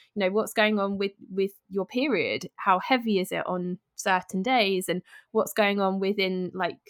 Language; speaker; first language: English; native; English